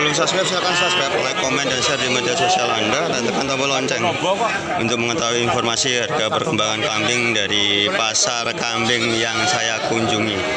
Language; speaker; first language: Indonesian; non-native, local second language; Javanese